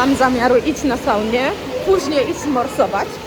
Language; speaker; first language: Polish; non-native, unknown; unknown